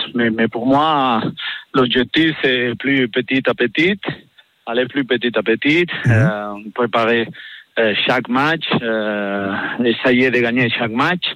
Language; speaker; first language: French; non-native, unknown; Catalan